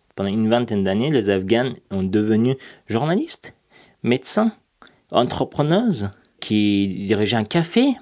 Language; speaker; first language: French; non-native, fluent; Persian